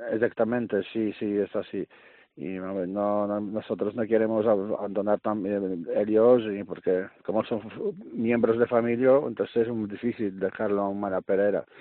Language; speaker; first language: Spanish; non-native, learner; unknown